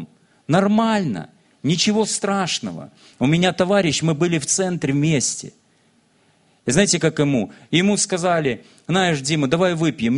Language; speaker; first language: Russian; native; Russian